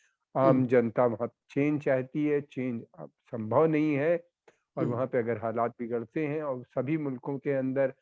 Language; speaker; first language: Hindi; native; Hindi